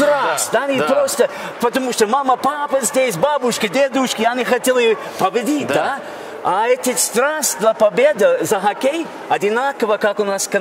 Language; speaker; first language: Russian; non-native, learner; English